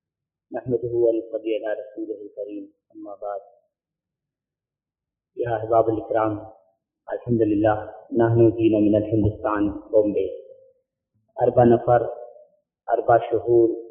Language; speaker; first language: Arabic; non-native, learner; Urdu